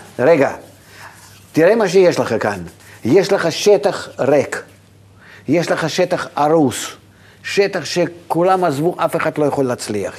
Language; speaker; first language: Hebrew; non-native, fluent; Russian